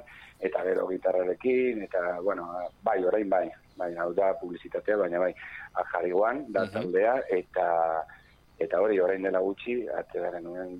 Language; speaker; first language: Basque; non-native, local second language; Spanish